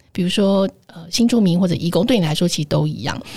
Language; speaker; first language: Chinese; native; Chinese